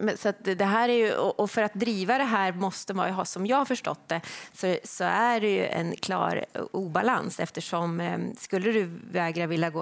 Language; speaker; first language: Swedish; native; Swedish